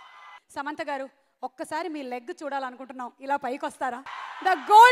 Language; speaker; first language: Telugu; native; Telugu